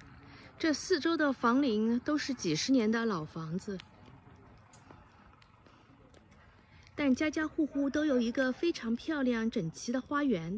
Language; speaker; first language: Chinese; native; Chinese